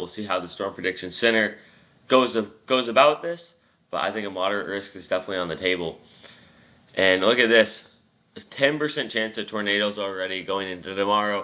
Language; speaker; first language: English; native; English